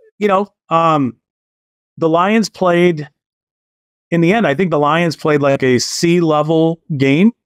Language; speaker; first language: English; native; English